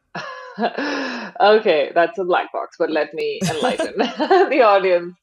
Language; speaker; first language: English; non-native, local second language; Hindi